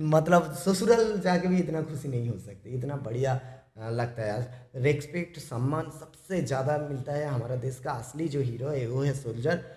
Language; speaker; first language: Hindi; non-native, local second language; Bangla